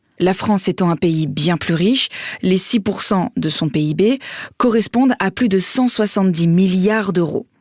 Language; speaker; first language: French; native; French